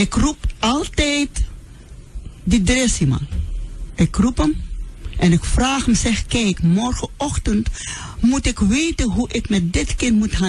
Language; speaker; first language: Dutch; non-native, local second language; Sranan Tongo